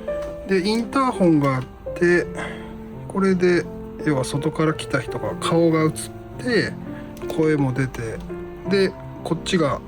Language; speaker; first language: Japanese; native; Japanese